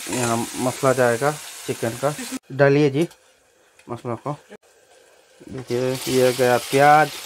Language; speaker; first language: Hindi; non-native, local second language; Nepali